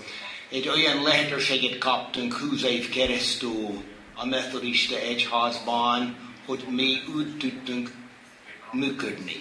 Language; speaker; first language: Hungarian; non-native, fluent; English